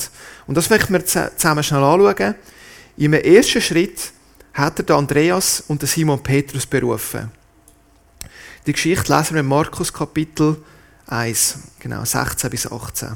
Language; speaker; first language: German; native; German